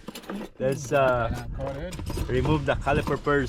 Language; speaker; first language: English; non-native, learner; Filipino